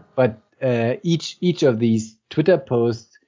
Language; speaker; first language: English; non-native, fluent; German